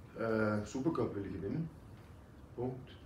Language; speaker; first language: German; non-native, fluent; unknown